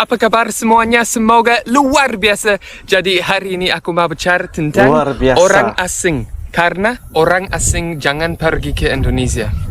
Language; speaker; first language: Indonesian; non-native, learner; English